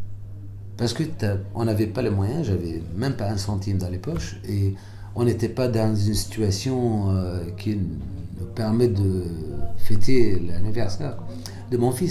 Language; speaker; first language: French; non-native, fluent; Arabic